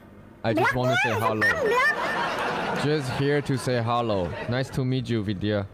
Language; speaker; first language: English; non-native, learner; Chinese